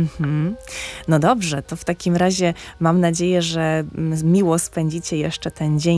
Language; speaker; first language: Polish; native; Polish